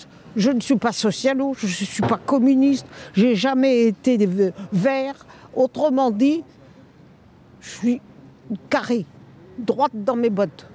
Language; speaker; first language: French; native; French